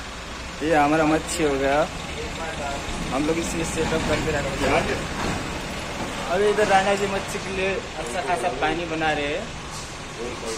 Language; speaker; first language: Hindi; non-native, local second language; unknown